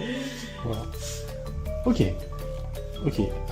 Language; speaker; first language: English; non-native, learner; Russian